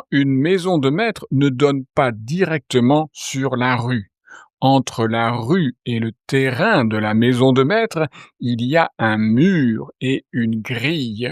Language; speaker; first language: French; native; French